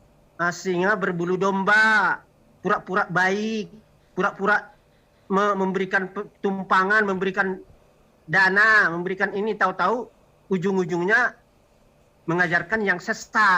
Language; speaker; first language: Indonesian; native; Indonesian